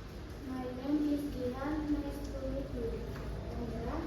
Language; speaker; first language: English; non-native, learner; Indonesian